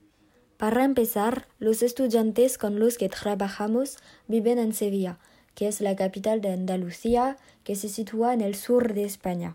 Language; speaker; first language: Spanish; non-native, learner; French